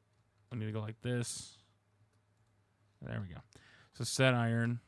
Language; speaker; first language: English; native; English